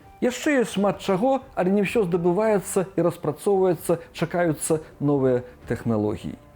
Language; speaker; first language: Belarusian; non-native, local second language; Russian